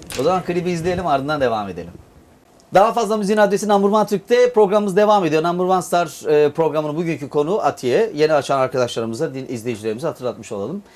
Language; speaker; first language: Turkish; native; Turkish